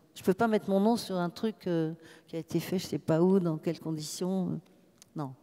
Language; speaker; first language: French; native; French